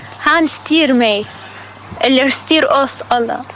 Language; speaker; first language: Swedish; non-native, learner; Arabic